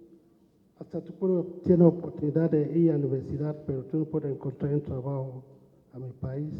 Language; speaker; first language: Spanish; non-native, learner; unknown